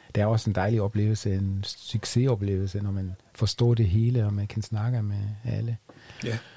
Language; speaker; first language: Danish; non-native, fluent; German